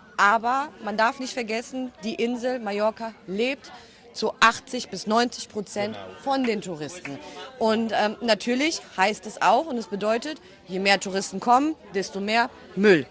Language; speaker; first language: German; native; German